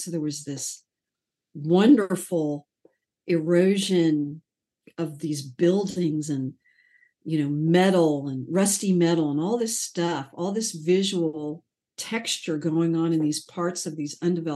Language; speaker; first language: English; native; English